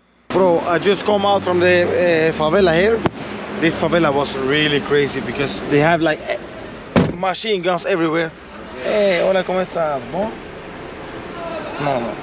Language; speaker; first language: English; non-native, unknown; Swedish